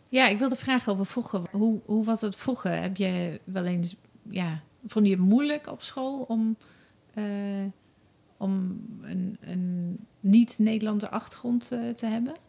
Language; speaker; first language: Dutch; non-native, fluent; English